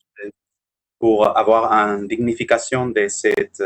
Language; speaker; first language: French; non-native, learner; Spanish